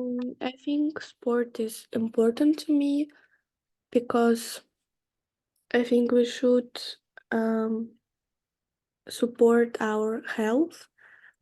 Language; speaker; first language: English; non-native, learner; Russian